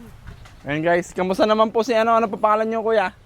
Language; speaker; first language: Filipino; native; Filipino